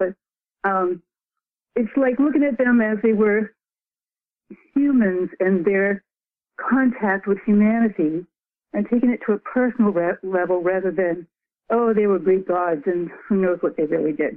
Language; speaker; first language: English; native; English